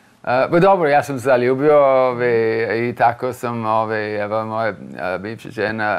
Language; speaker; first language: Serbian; non-native, fluent; English